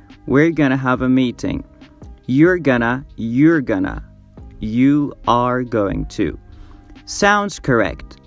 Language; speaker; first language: English; non-native, fluent; Persian